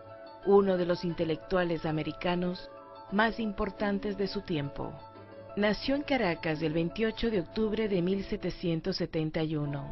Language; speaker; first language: Spanish; native; Spanish